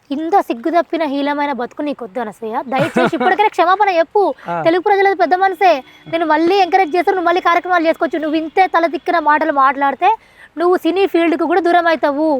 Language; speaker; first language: Telugu; native; Telugu